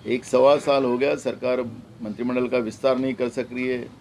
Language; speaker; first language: Hindi; non-native, local second language; Marathi